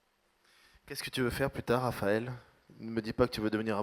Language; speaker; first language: French; native; French